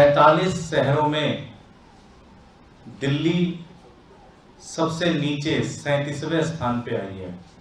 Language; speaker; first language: Hindi; native; Hindi